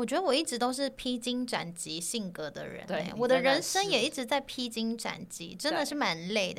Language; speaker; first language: Chinese; native; Chinese